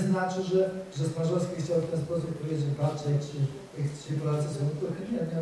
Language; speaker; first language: Polish; native; Polish